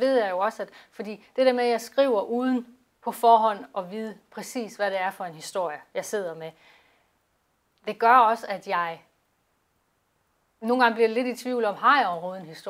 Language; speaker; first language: Danish; native; Danish